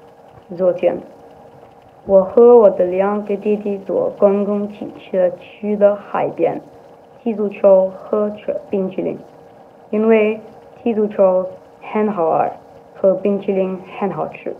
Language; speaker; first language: Chinese; non-native, learner; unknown